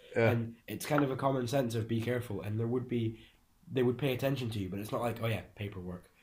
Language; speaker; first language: English; early bilingual, other home language; Hungarian